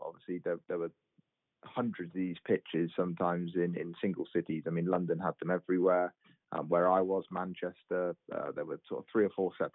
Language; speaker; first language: English; native; English